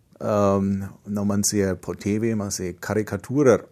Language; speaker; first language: Norwegian; non-native, fluent; German